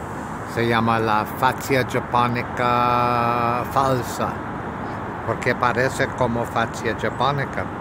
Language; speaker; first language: Spanish; non-native, learner; English